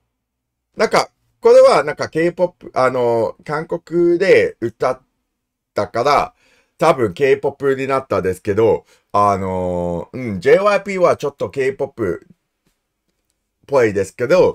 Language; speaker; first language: Japanese; non-native, learner; English